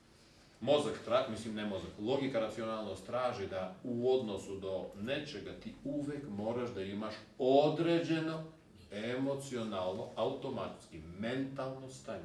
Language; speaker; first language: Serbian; non-native, fluent; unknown